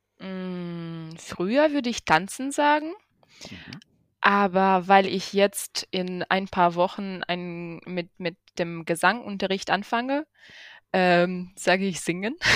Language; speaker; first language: German; non-native, fluent; Ukrainian